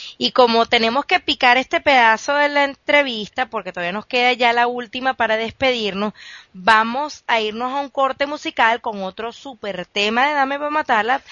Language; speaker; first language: Spanish; native; Spanish